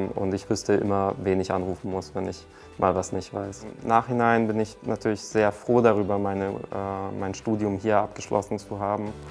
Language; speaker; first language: German; early bilingual, other home language; Hungarian